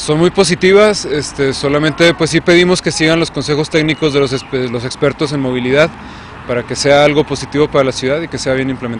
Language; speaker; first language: Spanish; native; Spanish